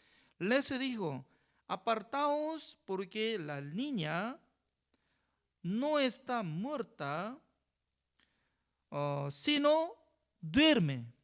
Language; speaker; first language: Spanish; non-native, fluent; Korean